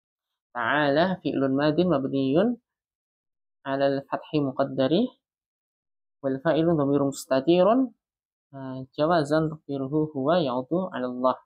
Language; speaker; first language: Arabic; non-native, learner; Indonesian